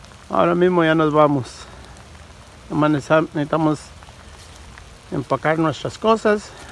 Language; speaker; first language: Spanish; native; Spanish